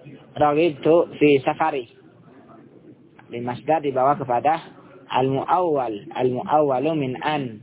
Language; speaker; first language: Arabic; non-native, fluent; Indonesian